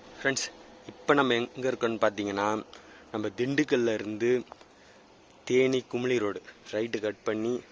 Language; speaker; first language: Tamil; native; Tamil